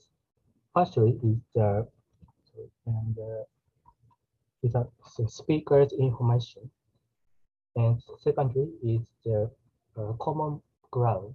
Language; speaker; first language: English; non-native, learner; Japanese